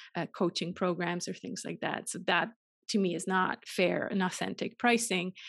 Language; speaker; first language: English; non-native, fluent; German